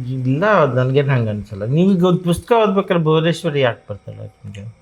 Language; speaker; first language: Kannada; native; Kannada